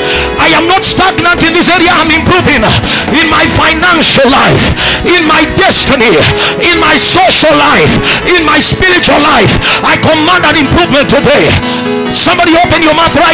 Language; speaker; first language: English; non-native, local second language; Swahili